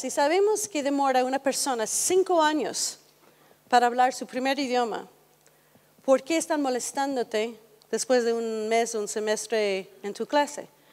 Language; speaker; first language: Spanish; non-native, fluent; English